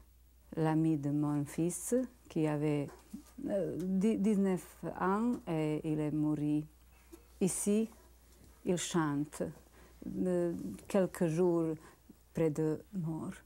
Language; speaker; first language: French; non-native, learner; Bosnian